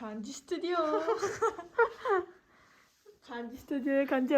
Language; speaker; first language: Korean; native; Korean